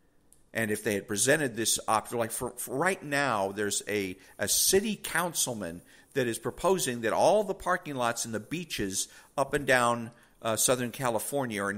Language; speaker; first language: English; native; English